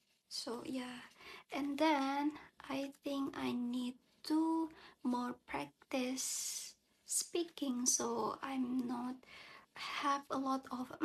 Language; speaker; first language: English; non-native, learner; Indonesian